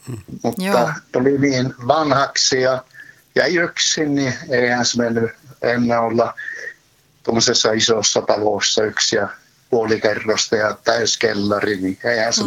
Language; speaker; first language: Finnish; native; Finnish